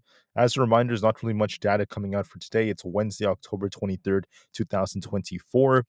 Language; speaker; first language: English; native; English